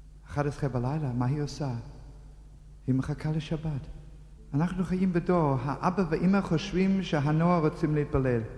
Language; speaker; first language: Hebrew; non-native, fluent; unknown